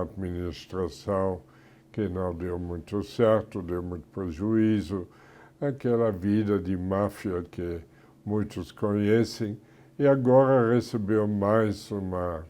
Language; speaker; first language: Portuguese; non-native, fluent; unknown